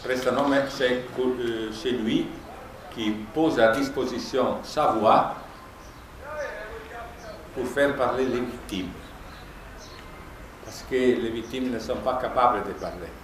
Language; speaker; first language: French; non-native, fluent; Italian